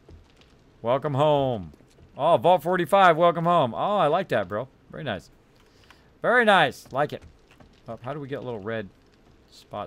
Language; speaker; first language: English; native; English